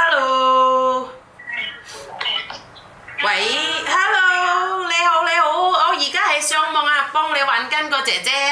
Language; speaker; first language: Cantonese; non-native, fluent; Indonesian